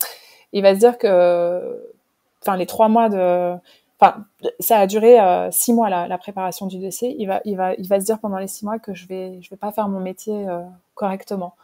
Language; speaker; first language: French; native; French